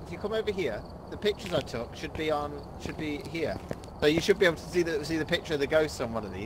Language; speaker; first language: English; native; English